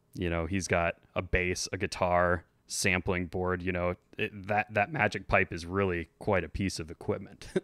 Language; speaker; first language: English; native; English